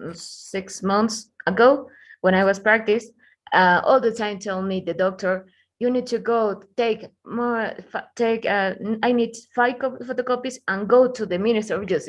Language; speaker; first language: English; non-native, learner; Spanish